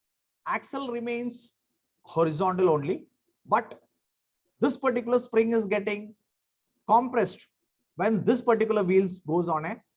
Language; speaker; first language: English; non-native, local second language; Marathi